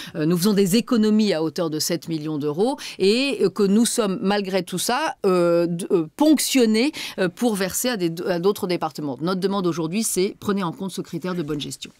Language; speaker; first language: French; native; French